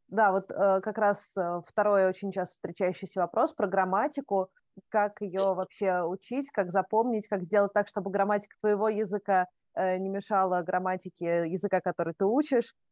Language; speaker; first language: Russian; native; Russian